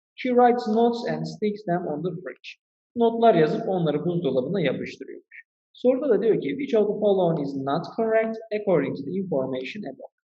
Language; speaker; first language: English; non-native, fluent; Turkish